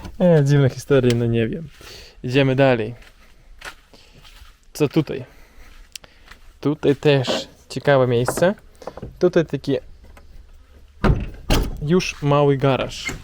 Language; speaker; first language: Polish; non-native, learner; Russian